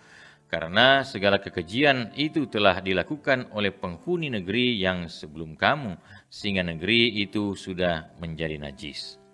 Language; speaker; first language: Indonesian; native; Indonesian